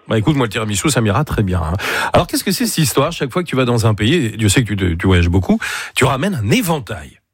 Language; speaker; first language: French; native; French